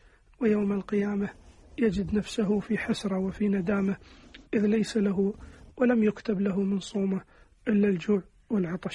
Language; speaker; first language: Arabic; native; Arabic